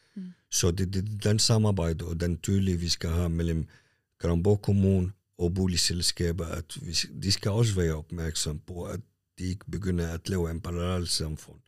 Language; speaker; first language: Danish; non-native, fluent; Arabic